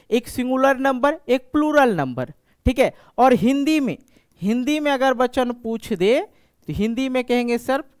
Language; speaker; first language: Hindi; native; Hindi